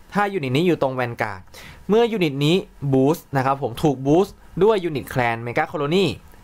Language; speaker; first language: Thai; native; Thai